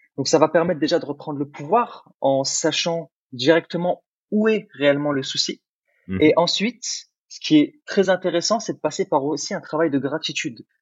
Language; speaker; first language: French; early bilingual, other home language; Arabic